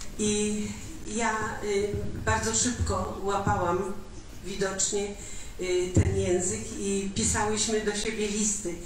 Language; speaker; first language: Polish; early bilingual, other home language; Russian